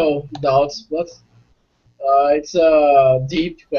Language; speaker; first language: English; non-native, fluent; Portuguese